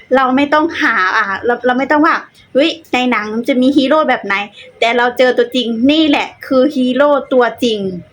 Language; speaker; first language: Thai; native; Thai